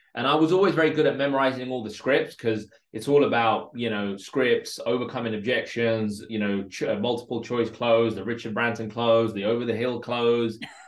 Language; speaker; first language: English; early bilingual, other home language; Russian